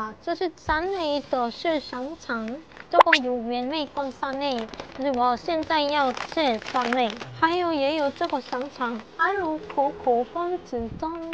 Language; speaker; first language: Chinese; non-native, fluent; Korean